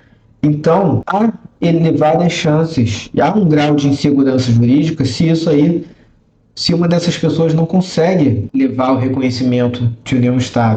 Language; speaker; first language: Portuguese; native; Portuguese